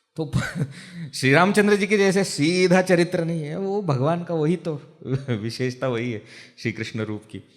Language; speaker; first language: Hindi; non-native, local second language; Marathi